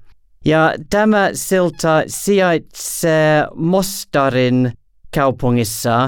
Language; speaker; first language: Finnish; non-native, learner; English